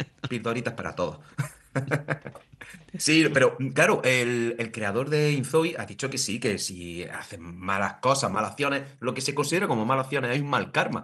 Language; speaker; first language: Spanish; native; Spanish